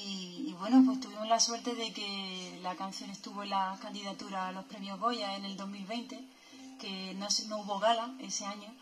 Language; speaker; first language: Spanish; native; Spanish